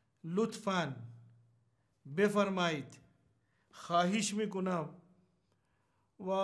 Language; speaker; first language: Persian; non-native, learner; Urdu